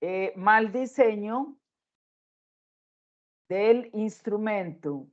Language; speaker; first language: Spanish; native; Spanish